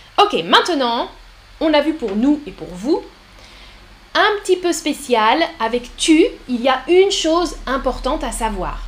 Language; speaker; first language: French; native; French